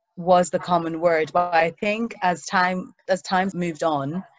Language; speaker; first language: English; early bilingual, other home language; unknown